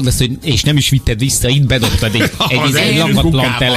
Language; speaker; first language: Hungarian; native; Hungarian